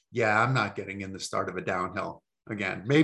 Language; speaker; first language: English; native; English